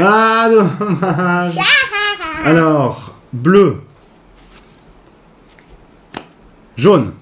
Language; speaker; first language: French; native; French